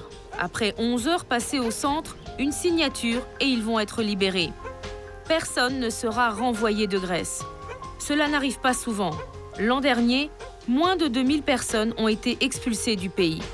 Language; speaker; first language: French; native; French